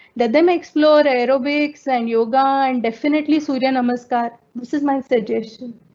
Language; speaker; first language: English; non-native, local second language; Marathi